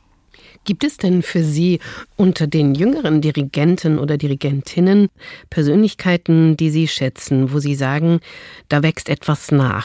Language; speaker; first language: German; native; German